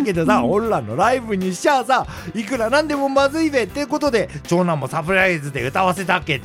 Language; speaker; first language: Japanese; native; Japanese